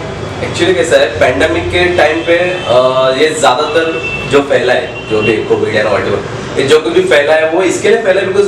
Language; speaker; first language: Hindi; native; Hindi